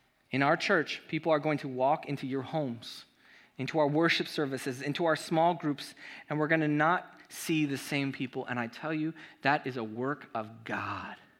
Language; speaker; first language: English; native; English